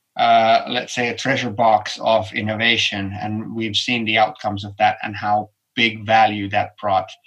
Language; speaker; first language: English; non-native, fluent; Finnish